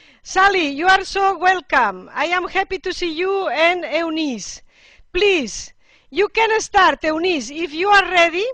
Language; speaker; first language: English; non-native, fluent; Catalan